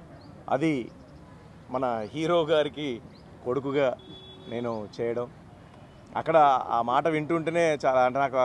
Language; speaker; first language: Telugu; native; Telugu